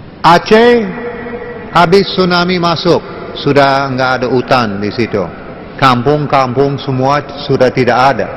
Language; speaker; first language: Indonesian; non-native, learner; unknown